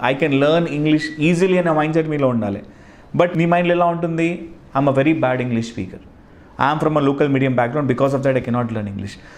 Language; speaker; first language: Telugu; non-native, local second language; Hindi